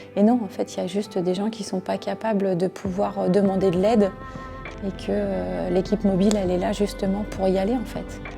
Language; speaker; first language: French; native; French